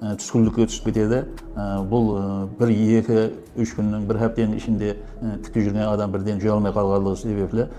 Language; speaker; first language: Uzbek; non-native, local second language; Kara-Kalpak